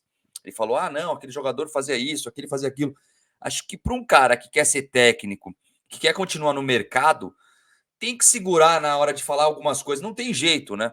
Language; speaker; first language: Portuguese; native; Portuguese